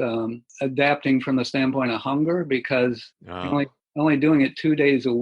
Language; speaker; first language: English; native; English